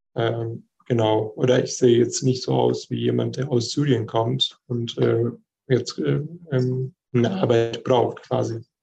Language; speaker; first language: German; non-native, fluent; Arabic